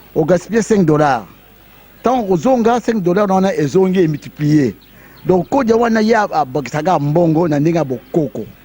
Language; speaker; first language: Lingala; non-native, local second language; Kongo